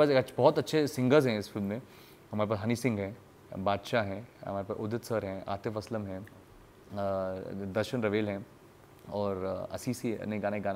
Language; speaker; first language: Hindi; native; Hindi